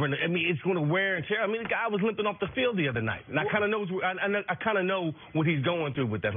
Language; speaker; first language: English; native; English